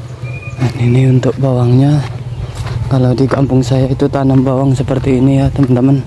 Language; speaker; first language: Indonesian; non-native, local second language; Madurese